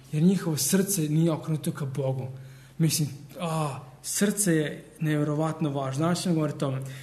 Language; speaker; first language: Serbian; early bilingual, heritage; Serbian